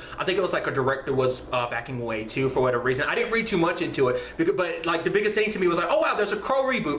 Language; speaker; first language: English; native; English